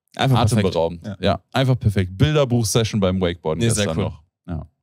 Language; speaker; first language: German; native; German